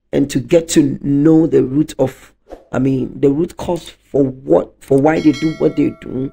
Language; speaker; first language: English; non-native, local second language; Akan